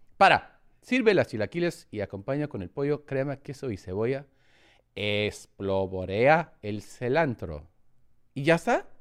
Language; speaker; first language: Spanish; early bilingual, heritage; English